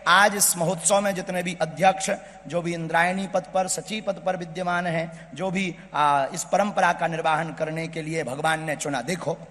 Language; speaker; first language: Hindi; native; Hindi